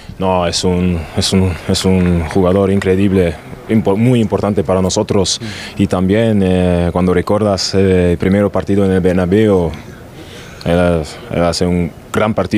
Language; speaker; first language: Spanish; non-native, learner; German